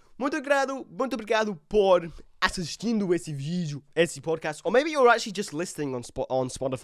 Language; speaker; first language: Portuguese; non-native, learner; English